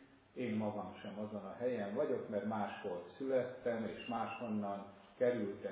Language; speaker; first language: Hungarian; native; Hungarian